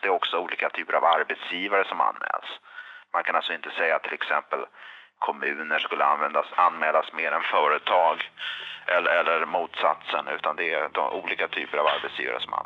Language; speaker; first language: Swedish; native; Swedish